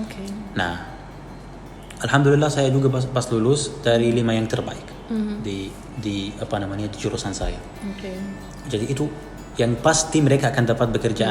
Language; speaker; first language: Indonesian; non-native, fluent; Arabic